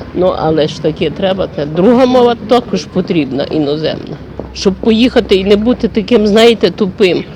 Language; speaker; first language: Ukrainian; native; Ukrainian